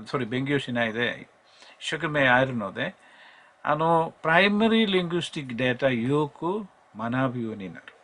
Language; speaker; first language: Japanese; non-native, learner; Malayalam